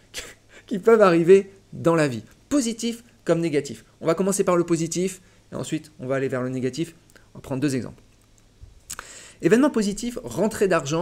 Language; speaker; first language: French; native; French